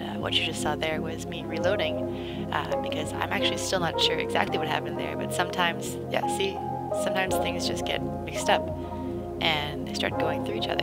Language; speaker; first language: English; native; English